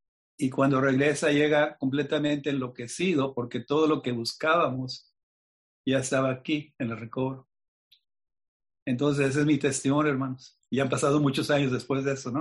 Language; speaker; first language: Spanish; native; Spanish